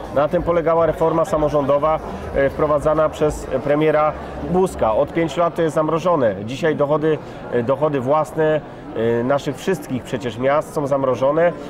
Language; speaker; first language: Polish; native; Polish